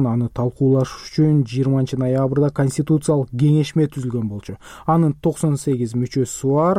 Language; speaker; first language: Kyrgyz; native; Kyrgyz